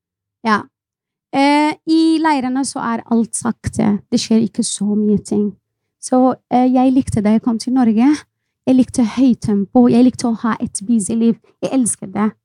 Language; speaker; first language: Norwegian; non-native, fluent; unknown